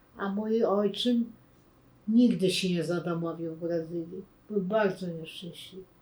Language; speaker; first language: Polish; native; Polish